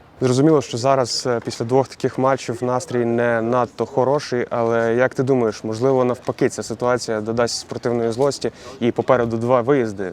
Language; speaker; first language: Ukrainian; native; Ukrainian